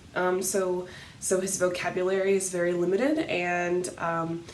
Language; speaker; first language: English; native; English